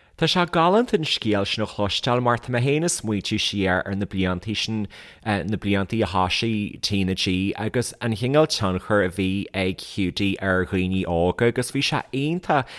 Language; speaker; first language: Irish; native; Irish